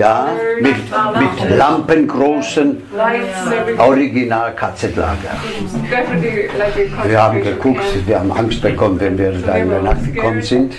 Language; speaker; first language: German; non-native, fluent; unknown